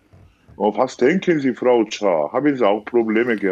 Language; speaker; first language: German; non-native, fluent; Korean